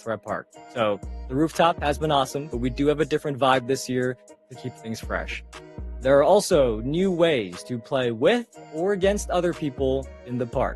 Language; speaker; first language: English; native; English